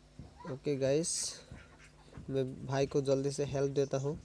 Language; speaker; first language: Hindi; non-native, local second language; Assamese